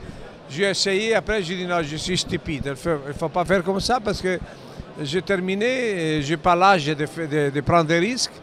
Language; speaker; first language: French; non-native, learner; Italian